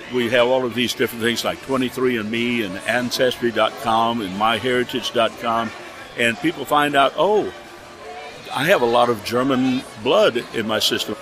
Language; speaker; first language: English; early bilingual, other home language; German